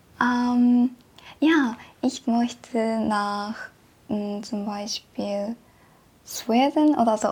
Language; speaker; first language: German; non-native, learner; Japanese